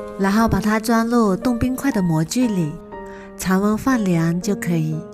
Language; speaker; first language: Chinese; native; Chinese